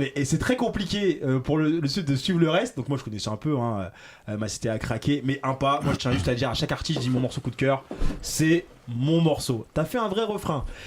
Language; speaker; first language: French; native; French